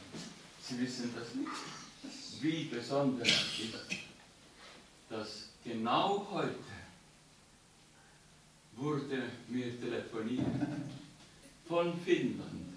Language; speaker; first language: German; non-native, learner; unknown